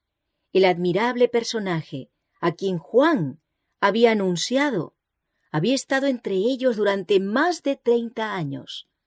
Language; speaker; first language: Spanish; native; Spanish